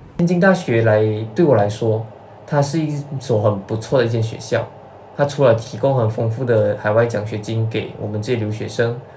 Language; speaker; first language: Chinese; native; Chinese